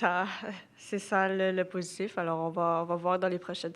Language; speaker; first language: French; non-native, local second language; English